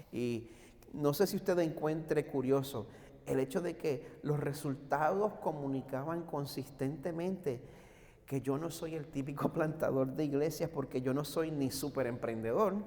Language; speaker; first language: Spanish; native; Spanish